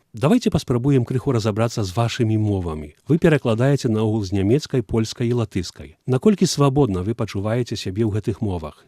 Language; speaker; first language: Belarusian; early bilingual, heritage; Belarusian